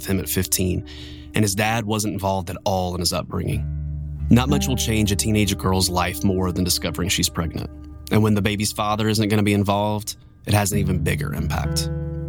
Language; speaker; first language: English; native; English